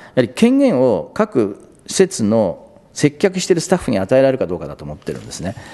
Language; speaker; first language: Japanese; native; Japanese